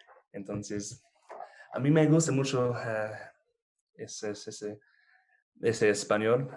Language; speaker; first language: Spanish; non-native, fluent; English